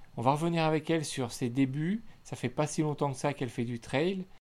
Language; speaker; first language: French; native; French